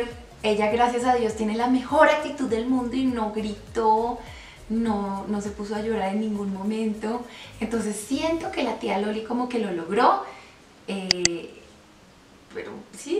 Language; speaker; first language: Spanish; native; Spanish